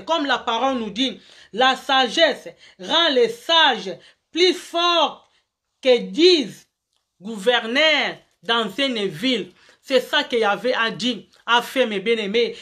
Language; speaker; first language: French; non-native, local second language; Lingala